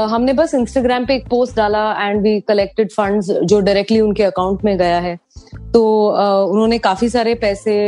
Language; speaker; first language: Hindi; non-native, local second language; Tamil